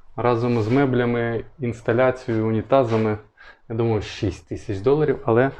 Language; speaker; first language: Ukrainian; non-native, local second language; Russian